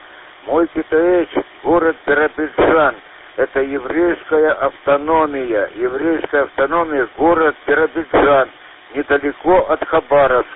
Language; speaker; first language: Russian; native; Russian